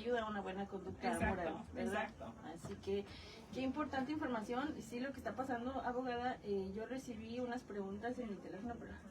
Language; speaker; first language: Spanish; native; Spanish